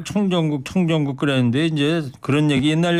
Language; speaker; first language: Korean; native; Korean